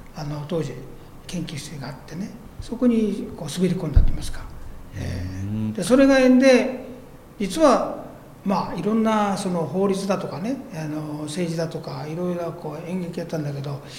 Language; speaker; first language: Japanese; native; Japanese